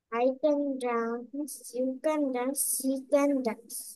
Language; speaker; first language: English; non-native, learner; Bangla